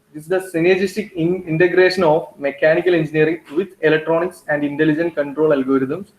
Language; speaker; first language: English; non-native, local second language; Malayalam